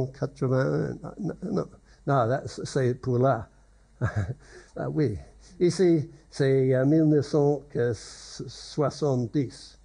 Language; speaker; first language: French; non-native, learner; English